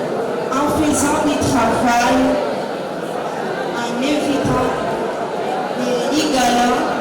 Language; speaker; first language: French; non-native, local second language; Rundi